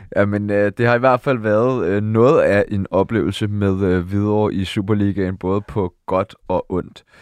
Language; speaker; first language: Danish; native; Danish